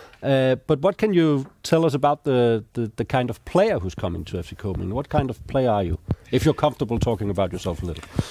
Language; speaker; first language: English; non-native, fluent; Danish